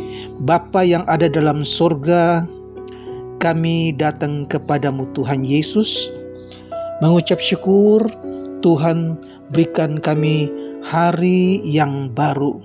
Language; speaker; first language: Indonesian; native; Indonesian